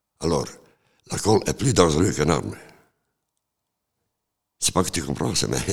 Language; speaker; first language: French; non-native, local second language; Dutch